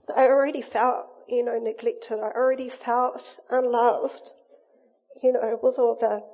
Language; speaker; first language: English; native; English